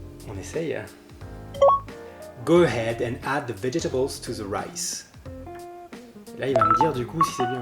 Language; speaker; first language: French; native; French